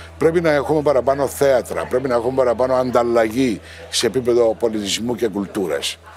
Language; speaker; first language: Greek; non-native, local second language; Turkish